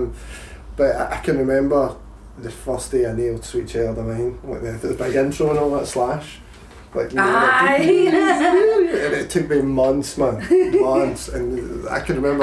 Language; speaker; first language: English; native; English